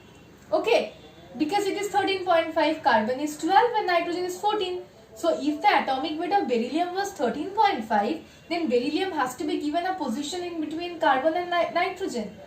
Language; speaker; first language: English; non-native, local second language; Bangla